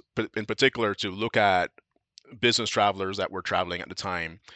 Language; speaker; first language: English; native; English